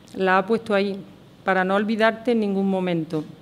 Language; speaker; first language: Spanish; native; Spanish